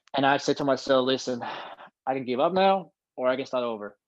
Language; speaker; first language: English; non-native, fluent; Danish